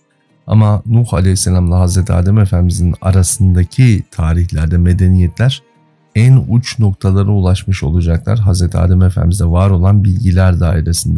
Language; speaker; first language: Turkish; native; Turkish